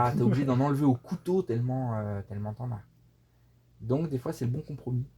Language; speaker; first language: French; native; French